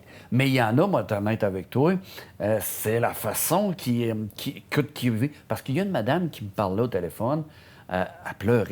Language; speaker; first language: French; native; French